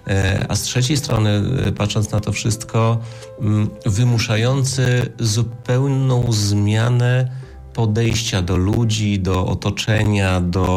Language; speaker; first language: Polish; native; Polish